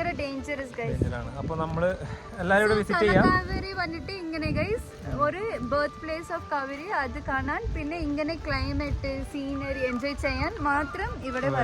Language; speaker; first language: Malayalam; non-native, local second language; Kannada